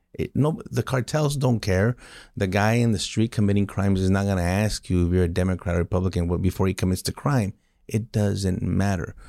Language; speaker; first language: English; early bilingual, other home language; Spanish